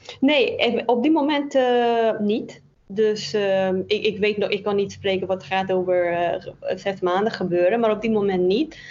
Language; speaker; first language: Dutch; non-native, fluent; Romanian